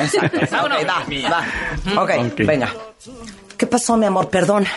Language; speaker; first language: Spanish; native; Spanish